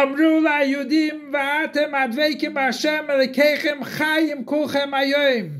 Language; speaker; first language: Hebrew; non-native, fluent; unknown